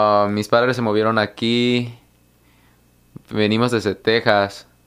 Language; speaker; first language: Spanish; early bilingual, heritage; Spanish